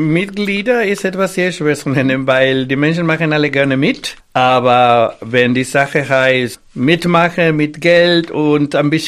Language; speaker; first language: German; non-native, fluent; Spanish